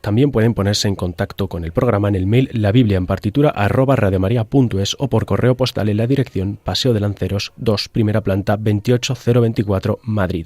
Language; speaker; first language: Spanish; native; Spanish